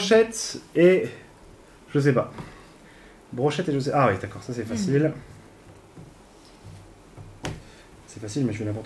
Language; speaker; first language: French; native; French